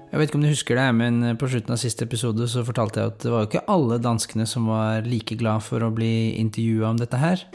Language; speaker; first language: Norwegian; native; Norwegian